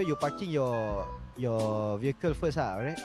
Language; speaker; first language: English; non-native, learner; Malay